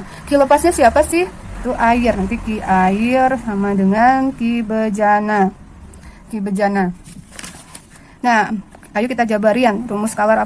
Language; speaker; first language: Indonesian; native; Indonesian